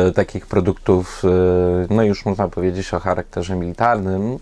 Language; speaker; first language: Polish; native; Polish